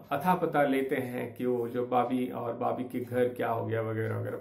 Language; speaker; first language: Hindi; non-native, local second language; Kannada